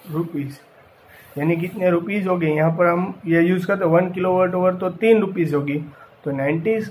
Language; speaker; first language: Hindi; non-native, local second language; Gujarati